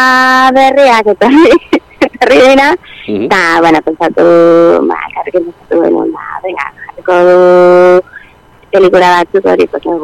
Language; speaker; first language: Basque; non-native, local second language; Spanish